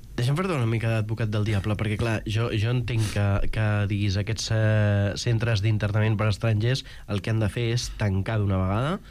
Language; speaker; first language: Catalan; native; Catalan